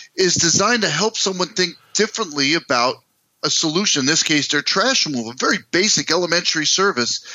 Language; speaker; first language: English; native; English